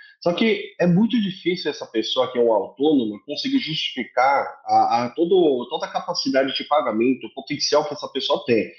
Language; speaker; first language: Portuguese; early bilingual, other home language; Korean